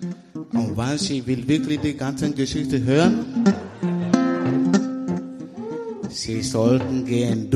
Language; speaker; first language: German; non-native, learner; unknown